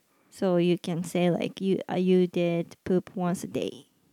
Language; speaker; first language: English; non-native, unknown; Japanese